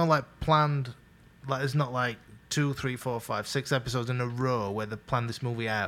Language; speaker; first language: English; native; English